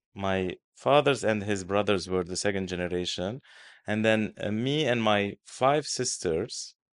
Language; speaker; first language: English; non-native, fluent; Arabic